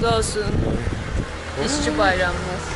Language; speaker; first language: Turkish; non-native, learner; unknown